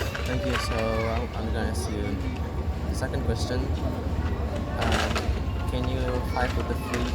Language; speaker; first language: English; non-native, fluent; Indonesian